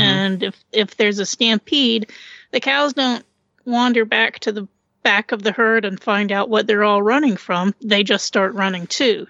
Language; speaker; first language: English; native; English